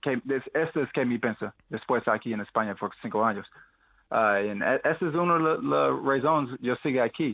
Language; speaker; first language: Spanish; non-native, learner; English